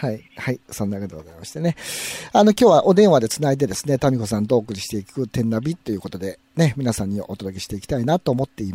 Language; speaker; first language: Japanese; native; Japanese